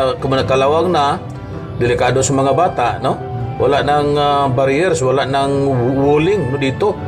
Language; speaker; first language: Filipino; non-native, local second language; Cebuano